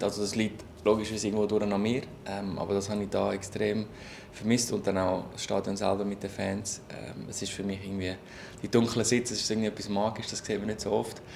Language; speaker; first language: German; native; German